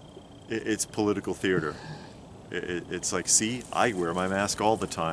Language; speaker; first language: English; native; English